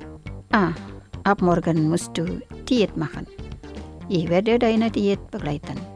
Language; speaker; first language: German; non-native, fluent; Indonesian